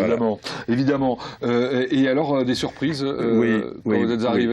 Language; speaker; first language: French; native; French